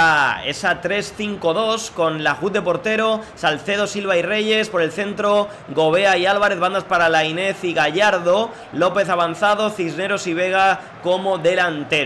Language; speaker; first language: Spanish; native; Spanish